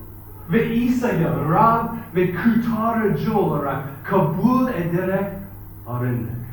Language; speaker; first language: Turkish; non-native, fluent; English